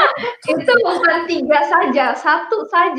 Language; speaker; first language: Indonesian; native; Indonesian